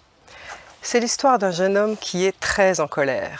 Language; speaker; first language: French; native; French